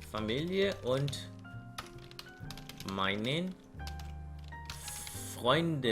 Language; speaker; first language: German; non-native, fluent; Korean